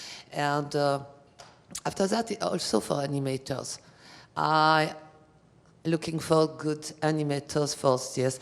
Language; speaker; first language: English; non-native, learner; French